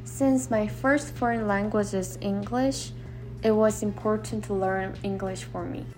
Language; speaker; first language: English; non-native, fluent; Korean